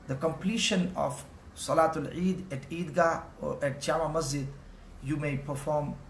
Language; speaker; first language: English; non-native, local second language; Urdu